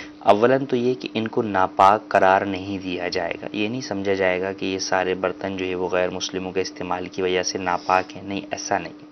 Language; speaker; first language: Urdu; native; Urdu